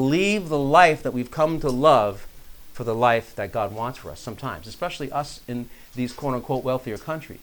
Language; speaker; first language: English; native; English